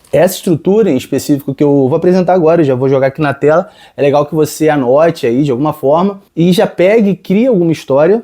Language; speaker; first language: Portuguese; native; Portuguese